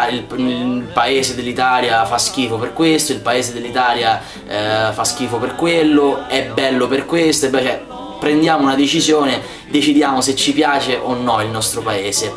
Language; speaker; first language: Italian; native; Italian